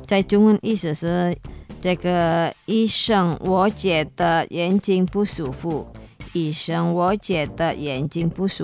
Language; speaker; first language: Chinese; non-native, learner; Indonesian